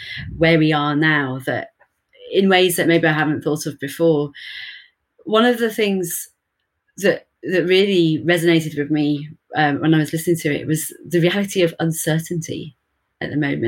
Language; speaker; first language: English; native; English